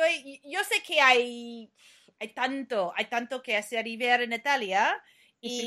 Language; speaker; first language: Spanish; non-native, fluent; English